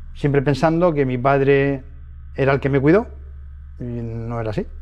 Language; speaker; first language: Spanish; native; Spanish